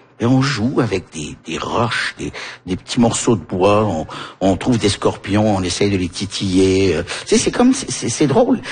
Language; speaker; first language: French; native; French